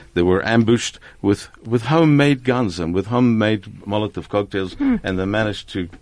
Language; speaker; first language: English; non-native, fluent; Spanish